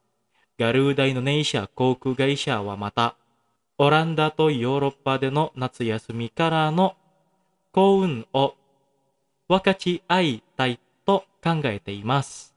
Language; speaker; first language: Japanese; non-native, fluent; Indonesian